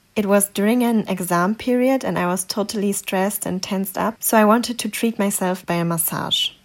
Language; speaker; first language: English; non-native, fluent; German